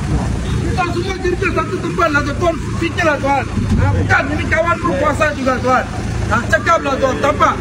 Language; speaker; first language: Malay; non-native, learner; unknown